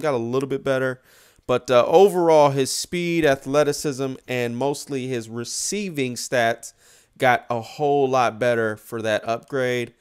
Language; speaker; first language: English; native; English